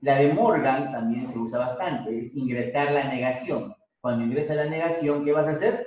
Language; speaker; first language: Spanish; native; Spanish